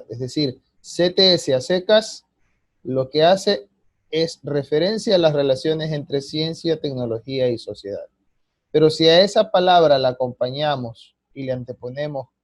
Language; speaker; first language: Spanish; native; Spanish